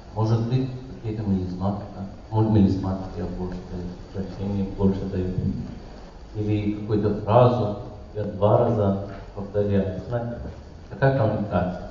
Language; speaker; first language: Russian; non-native, learner; Persian